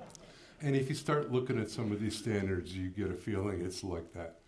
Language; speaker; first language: English; native; English